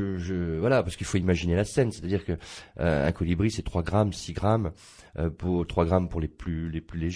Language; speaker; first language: French; native; French